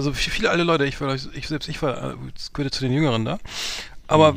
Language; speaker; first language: German; native; German